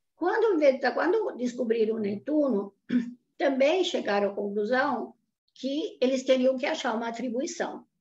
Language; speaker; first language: Portuguese; non-native, fluent; Italian